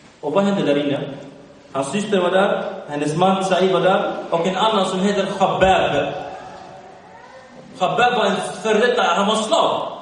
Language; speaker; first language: Swedish; early bilingual, other home language; Arabic